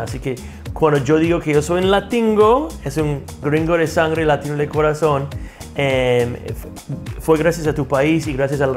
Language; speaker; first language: Spanish; non-native, fluent; English